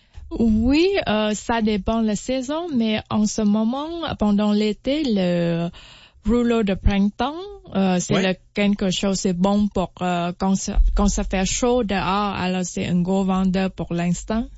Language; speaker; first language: French; non-native, learner; Vietnamese